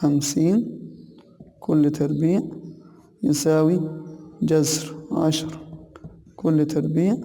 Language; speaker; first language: Arabic; native; Arabic